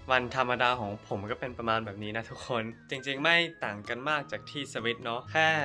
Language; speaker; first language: Thai; early bilingual, other home language; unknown